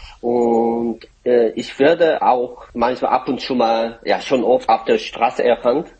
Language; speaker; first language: German; non-native, fluent; Korean